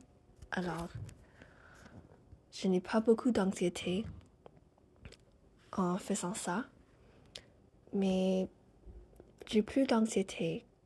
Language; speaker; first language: French; non-native, fluent; English